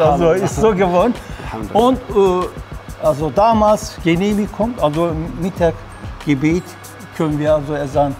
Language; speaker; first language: German; non-native, learner; Turkish